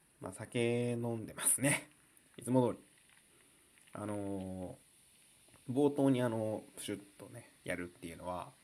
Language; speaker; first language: Japanese; native; Japanese